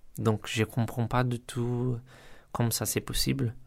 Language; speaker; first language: French; non-native, learner; Portuguese